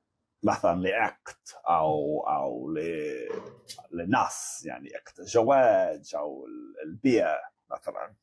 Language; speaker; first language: Arabic; non-native, fluent; English